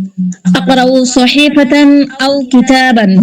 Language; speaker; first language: Arabic; non-native, learner; Bangla